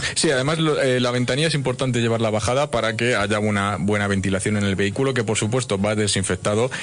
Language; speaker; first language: Spanish; native; Spanish